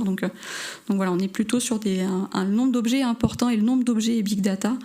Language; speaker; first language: French; native; French